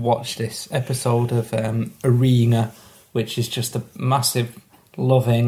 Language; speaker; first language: English; native; English